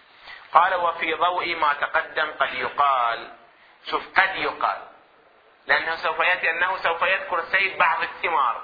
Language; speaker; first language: Arabic; native; Arabic